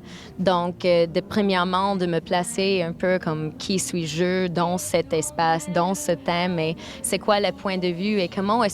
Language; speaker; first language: French; non-native, local second language; English